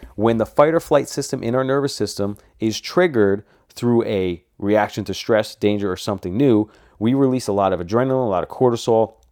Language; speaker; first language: English; native; English